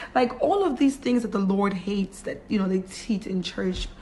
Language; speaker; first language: English; native; English